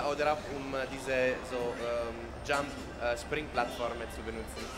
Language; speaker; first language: German; non-native, fluent; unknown